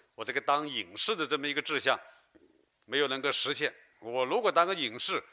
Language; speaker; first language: Chinese; native; Chinese